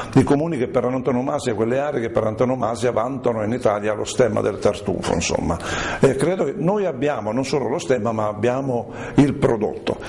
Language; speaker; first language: Italian; native; Italian